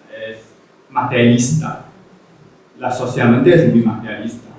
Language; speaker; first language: Spanish; non-native, fluent; Chinese